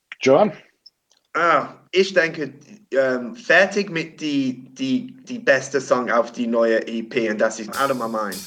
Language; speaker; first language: German; non-native, learner; English